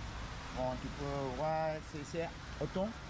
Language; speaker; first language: French; non-native, learner; Spanish